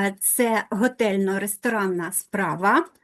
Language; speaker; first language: Ukrainian; non-native, local second language; Russian